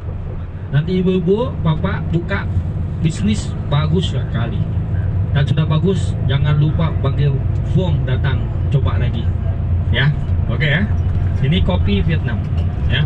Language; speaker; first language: Indonesian; non-native, learner; Vietnamese